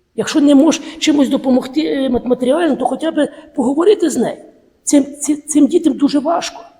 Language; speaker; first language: Ukrainian; native; Ukrainian